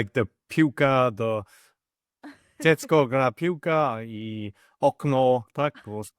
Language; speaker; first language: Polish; non-native, learner; English